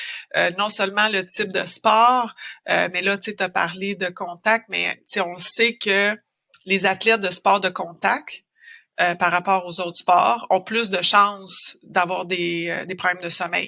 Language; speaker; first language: French; native; French